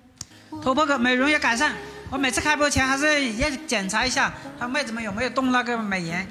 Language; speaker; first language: Chinese; native; Chinese